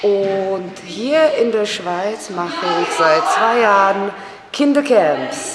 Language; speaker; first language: German; non-native, fluent; Czech